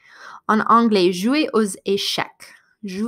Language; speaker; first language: French; non-native, fluent; English